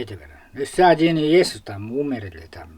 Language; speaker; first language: Russian; non-native, local second language; Yakut